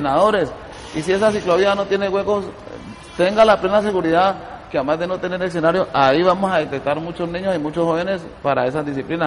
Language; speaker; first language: Spanish; native; Spanish